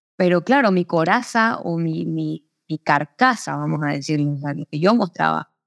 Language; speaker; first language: Spanish; native; Spanish